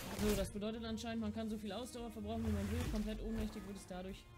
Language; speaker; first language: German; native; German